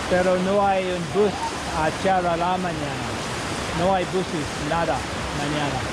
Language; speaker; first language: Spanish; non-native, learner; English